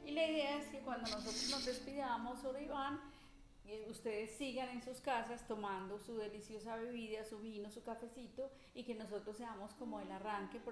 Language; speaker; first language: Spanish; native; Spanish